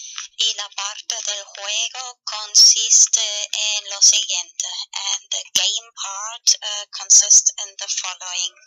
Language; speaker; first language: Spanish; non-native, fluent; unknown